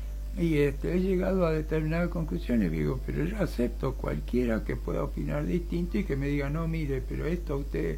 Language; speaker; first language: Spanish; native; Spanish